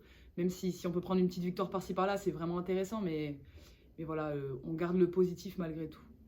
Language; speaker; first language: French; native; French